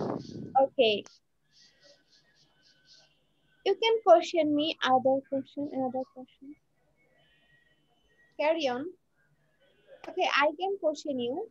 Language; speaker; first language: English; non-native, learner; Bangla